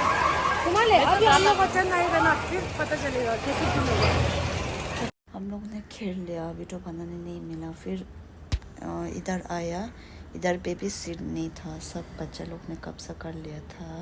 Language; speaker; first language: Hindi; non-native, fluent; Tibetan